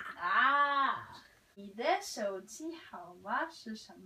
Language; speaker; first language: Chinese; non-native, learner; Norwegian